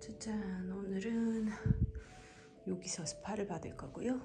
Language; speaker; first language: Korean; native; Korean